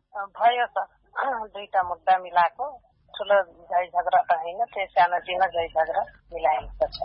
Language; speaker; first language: Nepali; non-native, local second language; Rana Tharu